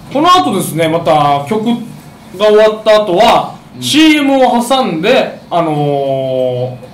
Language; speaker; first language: Japanese; native; Japanese